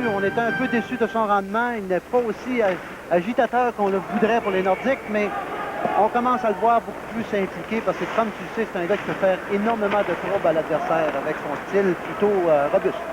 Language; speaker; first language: French; native; French